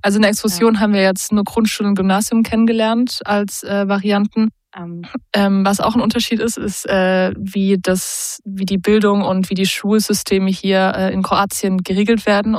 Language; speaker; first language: German; native; German